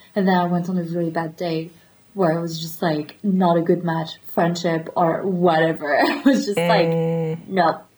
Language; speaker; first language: English; non-native, fluent; French